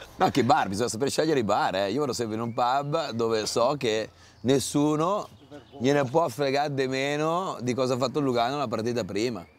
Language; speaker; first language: Italian; native; Italian